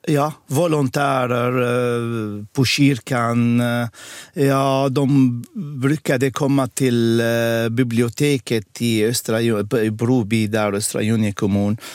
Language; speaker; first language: Swedish; non-native, fluent; Arabic